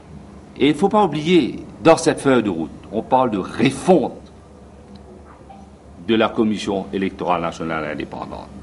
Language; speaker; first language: French; non-native, local second language; Morisyen